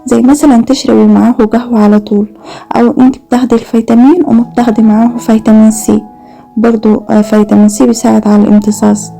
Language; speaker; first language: Arabic; native; Arabic